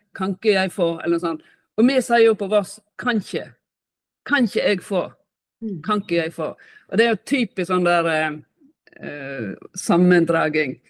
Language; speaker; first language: Norwegian; native; Norwegian